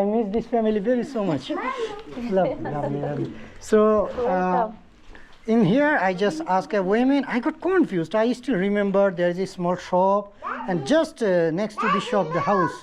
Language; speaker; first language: English; non-native, local second language; Bangla